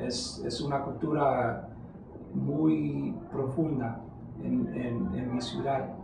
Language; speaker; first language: Spanish; early bilingual, heritage; English